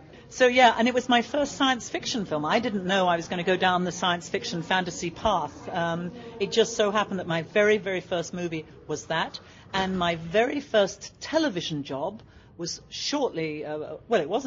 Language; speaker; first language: English; native; English